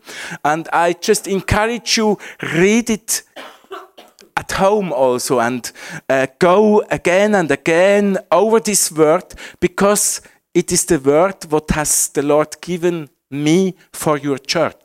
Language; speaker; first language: English; non-native, fluent; Swiss German